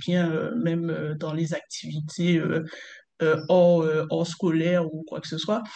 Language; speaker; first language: French; native; French